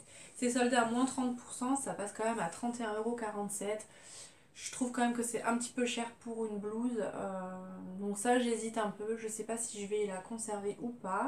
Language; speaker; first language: French; native; French